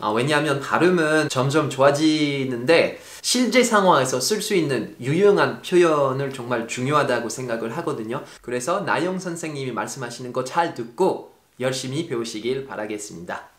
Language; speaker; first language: Korean; non-native, fluent; French